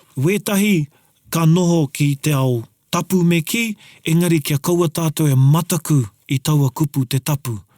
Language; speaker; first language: Māori; non-native, local second language; English